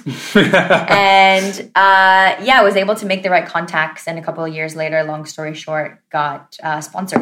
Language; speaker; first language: English; native; English